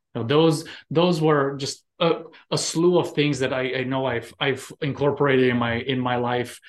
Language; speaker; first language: English; non-native, fluent; Romanian